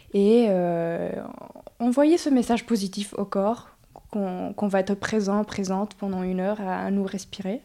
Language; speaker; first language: French; early bilingual, other home language; Spanish